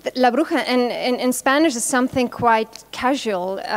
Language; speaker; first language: English; non-native, fluent; German